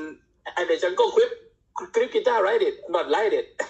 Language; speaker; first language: English; non-native, learner; Thai